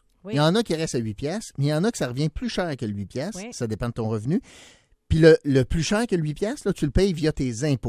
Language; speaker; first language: French; native; French